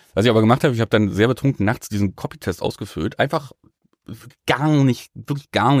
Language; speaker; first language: German; native; German